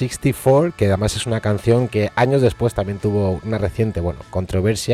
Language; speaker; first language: Spanish; native; Spanish